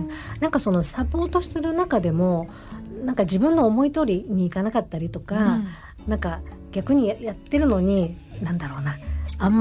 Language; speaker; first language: Japanese; native; Japanese